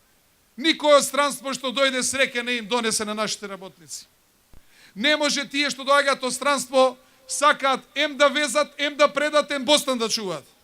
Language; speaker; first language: Macedonian; native; Macedonian